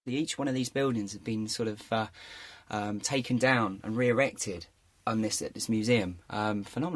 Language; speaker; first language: English; native; English